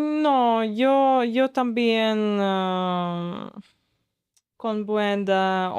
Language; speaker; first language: Spanish; non-native, learner; Russian